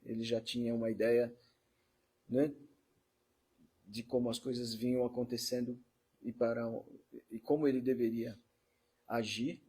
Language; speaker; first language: Portuguese; native; Portuguese